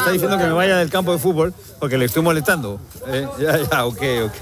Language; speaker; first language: Spanish; native; Spanish